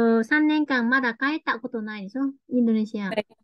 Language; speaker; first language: Japanese; non-native, fluent; Vietnamese